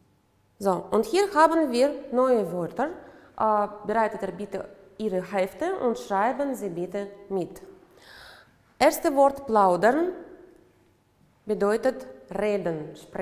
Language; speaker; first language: German; non-native, fluent; Uzbek